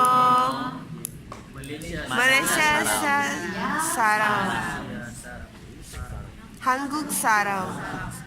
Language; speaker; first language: Korean; non-native, learner; Malay